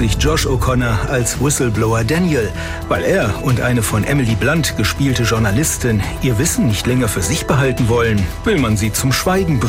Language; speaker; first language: German; native; German